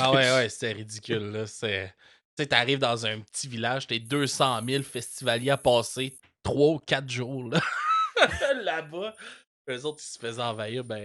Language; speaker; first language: French; native; French